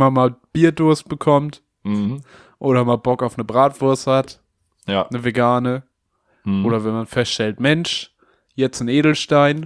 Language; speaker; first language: German; native; German